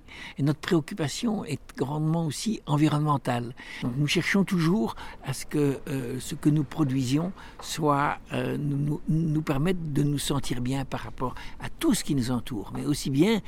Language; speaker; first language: French; native; French